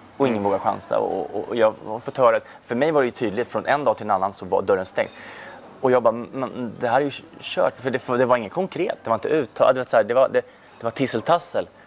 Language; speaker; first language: Swedish; native; Swedish